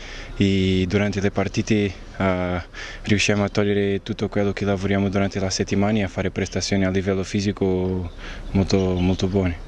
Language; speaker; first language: Italian; non-native, fluent; Portuguese